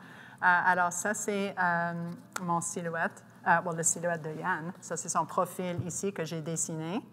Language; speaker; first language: French; non-native, local second language; English